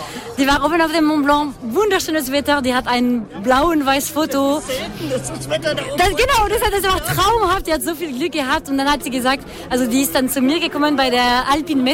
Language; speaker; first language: German; non-native, fluent; French